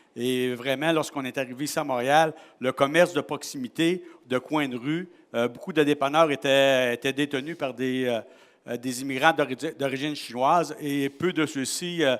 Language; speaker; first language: French; native; French